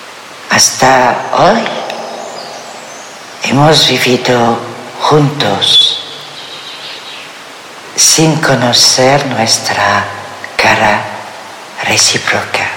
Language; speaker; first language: Spanish; non-native, fluent; French